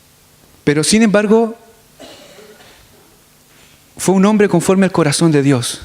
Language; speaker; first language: Spanish; native; Spanish